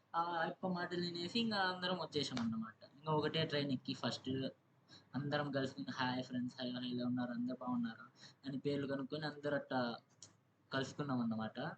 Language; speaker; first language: Telugu; non-native, local second language; Urdu